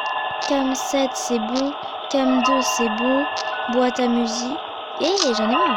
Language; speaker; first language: French; native; French